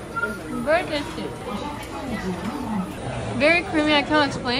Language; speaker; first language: English; non-native, local second language; Assamese